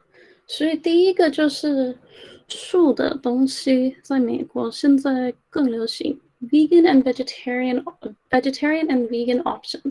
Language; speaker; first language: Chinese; early bilingual, heritage; Chinese